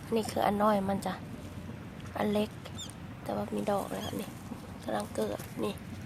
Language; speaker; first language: Thai; native; Thai